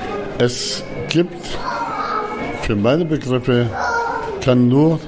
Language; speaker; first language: German; non-native, fluent; Arabic